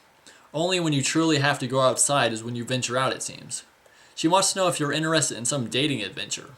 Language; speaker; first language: English; native; English